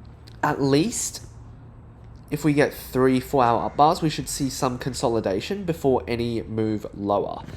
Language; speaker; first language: English; native; English